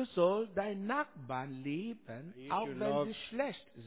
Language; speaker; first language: German; non-native, learner; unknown